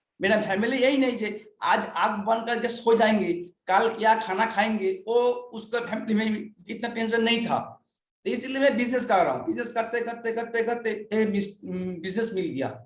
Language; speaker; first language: Hindi; non-native, local second language; Bangla